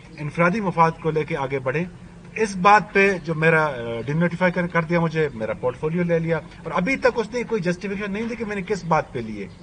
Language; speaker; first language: Urdu; non-native, local second language; Baluchi